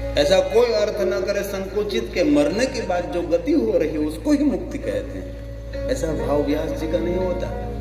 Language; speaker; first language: Hindi; non-native, local second language; Gujarati